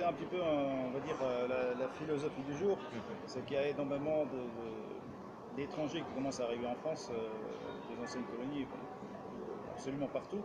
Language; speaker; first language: French; native; French